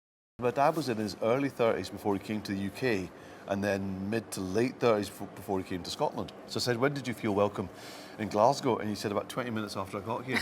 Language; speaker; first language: English; early bilingual, other home language; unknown